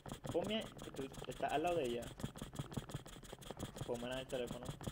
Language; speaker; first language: Spanish; native; Spanish